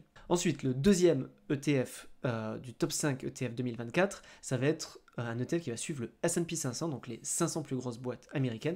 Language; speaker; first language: French; native; French